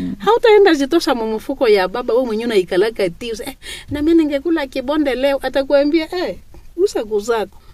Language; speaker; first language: Swahili; non-native, local second language; Nande